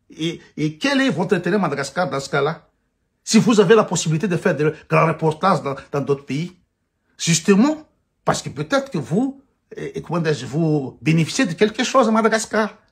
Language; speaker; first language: French; non-native, local second language; Malagasy